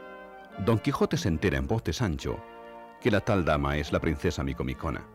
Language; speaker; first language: Spanish; native; Spanish